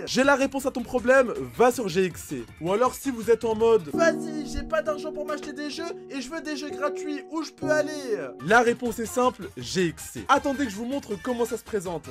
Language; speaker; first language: French; native; French